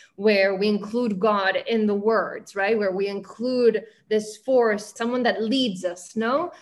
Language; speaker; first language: English; early bilingual, heritage; Spanish